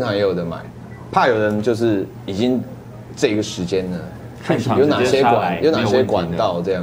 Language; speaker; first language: Chinese; native; Chinese